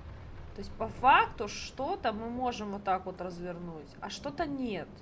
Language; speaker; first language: Russian; native; Russian